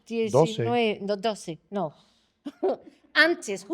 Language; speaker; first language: Spanish; non-native, fluent; English